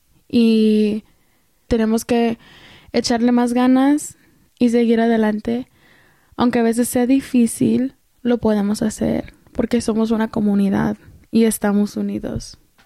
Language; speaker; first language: Spanish; early bilingual, heritage; Spanish